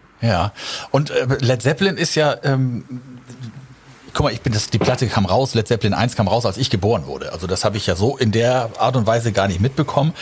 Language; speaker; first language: German; native; German